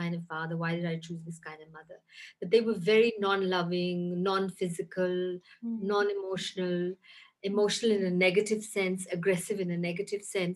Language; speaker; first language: English; native; English